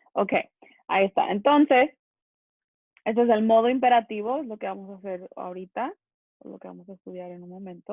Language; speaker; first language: Spanish; non-native, fluent; English